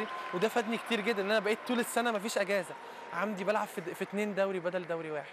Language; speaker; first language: Arabic; native; Arabic